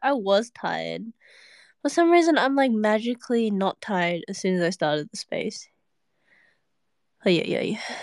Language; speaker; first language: English; native; English